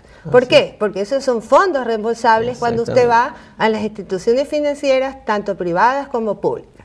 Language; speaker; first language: Spanish; native; Spanish